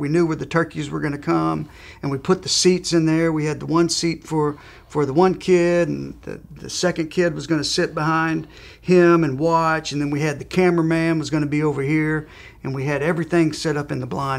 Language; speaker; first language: English; native; English